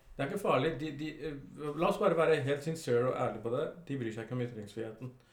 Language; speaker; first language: Norwegian; early bilingual, other home language; Urdu